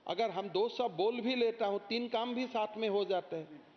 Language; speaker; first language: Hindi; non-native, local second language; Assamese